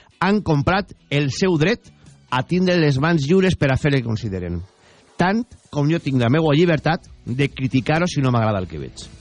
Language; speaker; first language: Catalan; native; Catalan